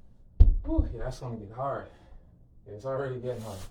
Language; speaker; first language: English; native; English